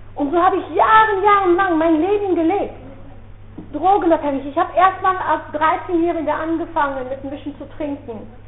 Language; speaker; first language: German; non-native, fluent; Dutch